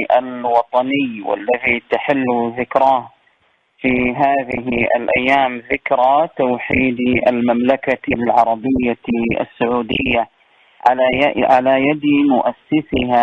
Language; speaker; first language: Arabic; native; Arabic